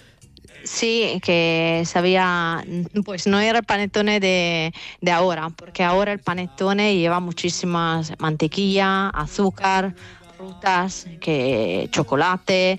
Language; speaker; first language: Spanish; non-native, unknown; Italian